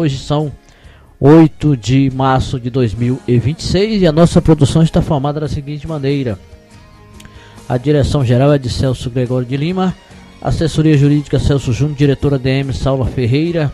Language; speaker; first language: Portuguese; native; Portuguese